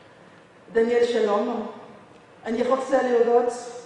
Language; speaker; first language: Hebrew; non-native, learner; French